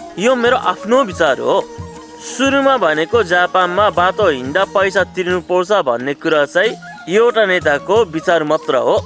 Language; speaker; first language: Nepali; non-native, fluent; Japanese